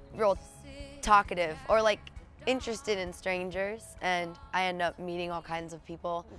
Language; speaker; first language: English; native; English